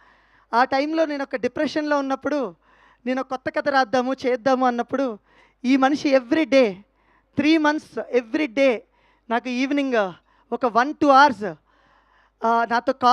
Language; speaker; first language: Telugu; native; Telugu